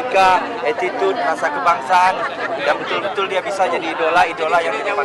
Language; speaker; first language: Indonesian; non-native, local second language; Minangkabau